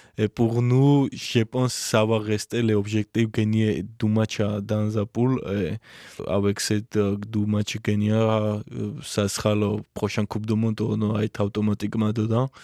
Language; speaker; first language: French; non-native, learner; Georgian